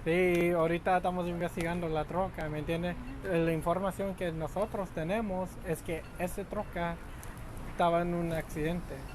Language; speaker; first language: Spanish; early bilingual, other home language; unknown